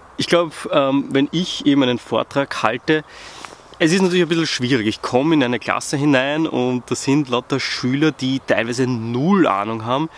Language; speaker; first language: German; native; German